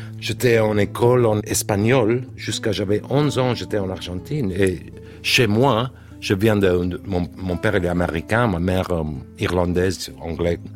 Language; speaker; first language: French; non-native, learner; English